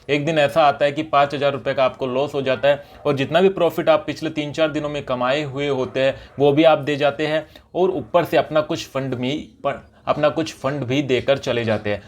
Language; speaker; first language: Hindi; native; Hindi